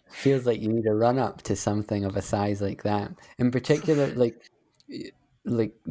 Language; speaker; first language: English; native; English